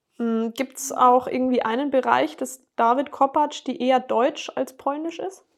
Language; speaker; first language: German; native; German